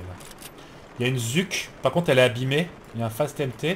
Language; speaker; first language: French; native; French